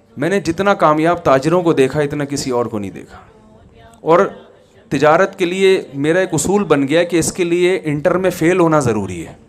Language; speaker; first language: Urdu; native; Urdu